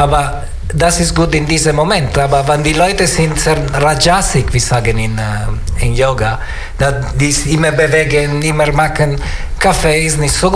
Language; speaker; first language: German; non-native, learner; Italian